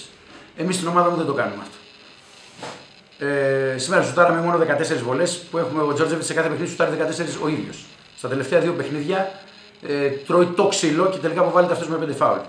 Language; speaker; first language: Greek; native; Greek